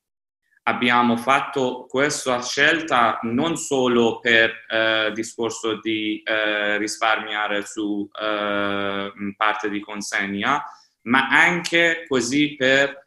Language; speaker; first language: Italian; non-native, fluent; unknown